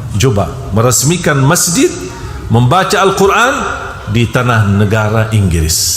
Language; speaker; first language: Malay; non-native, fluent; Arabic